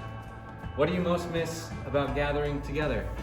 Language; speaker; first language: English; native; English